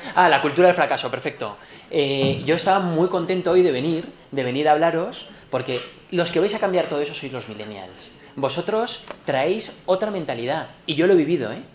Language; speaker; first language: Spanish; native; Spanish